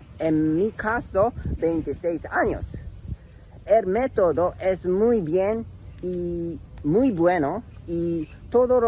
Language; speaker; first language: Spanish; non-native, learner; Japanese